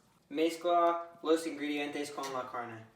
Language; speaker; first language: Spanish; non-native, learner; English